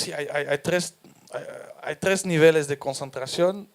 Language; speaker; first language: Spanish; non-native, fluent; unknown